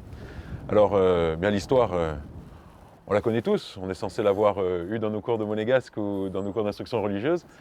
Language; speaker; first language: French; native; French